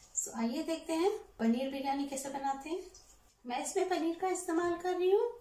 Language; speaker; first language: Hindi; non-native, local second language; Telugu